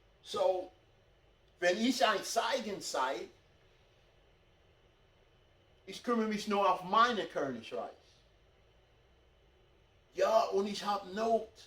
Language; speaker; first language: German; non-native, fluent; English